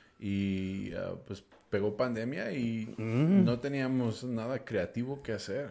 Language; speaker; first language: Spanish; non-native, fluent; English